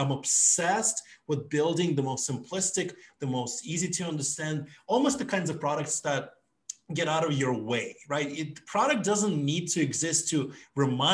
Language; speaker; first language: English; non-native, fluent; Ukrainian